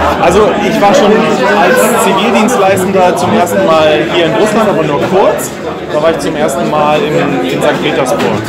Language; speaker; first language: German; native; German